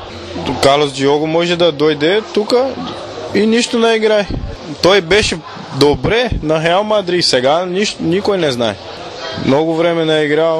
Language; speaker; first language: Bulgarian; non-native, learner; Portuguese